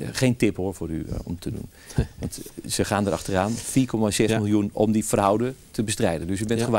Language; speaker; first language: Dutch; native; Dutch